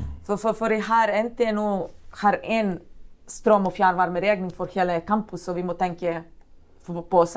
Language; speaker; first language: Norwegian; non-native, fluent; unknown